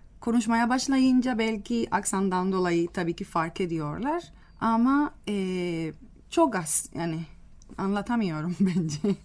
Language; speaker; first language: Turkish; non-native, fluent; Spanish